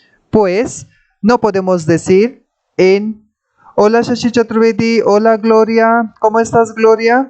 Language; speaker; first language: Spanish; non-native, fluent; Hindi